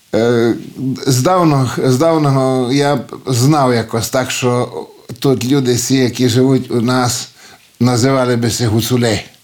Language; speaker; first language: Ukrainian; early bilingual, heritage; Ukrainian